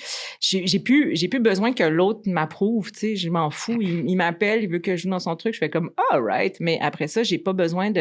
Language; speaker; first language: French; native; French